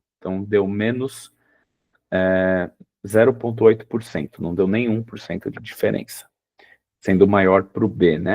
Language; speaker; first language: Portuguese; native; Portuguese